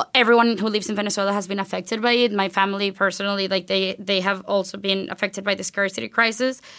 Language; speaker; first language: English; non-native, fluent; Spanish